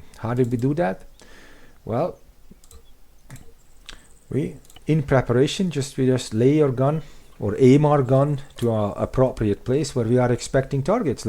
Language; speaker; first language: English; non-native, fluent; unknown